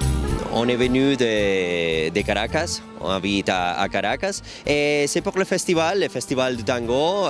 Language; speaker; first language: French; non-native, learner; Spanish